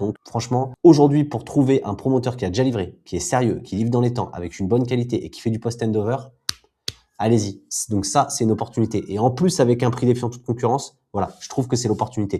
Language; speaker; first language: French; native; French